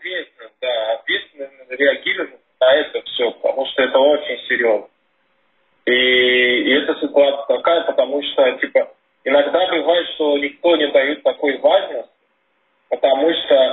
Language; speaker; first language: Russian; non-native, fluent; Portuguese